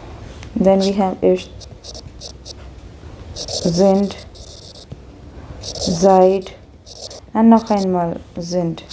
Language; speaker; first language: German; non-native, fluent; Hindi